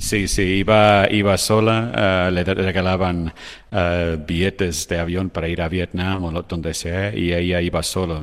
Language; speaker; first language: Spanish; non-native, fluent; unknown